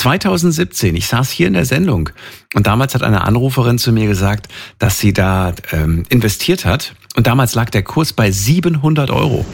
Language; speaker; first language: German; native; German